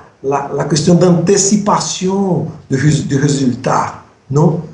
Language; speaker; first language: French; non-native, fluent; Portuguese